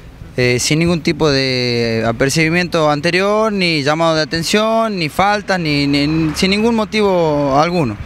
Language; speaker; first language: Spanish; native; Spanish